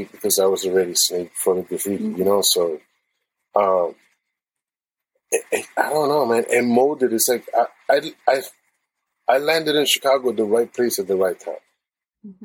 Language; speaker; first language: English; non-native, fluent; Spanish